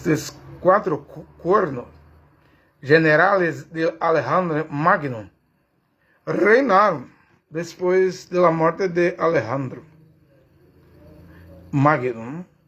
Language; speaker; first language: Spanish; non-native, learner; Portuguese